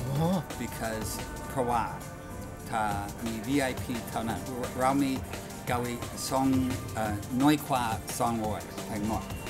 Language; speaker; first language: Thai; non-native, learner; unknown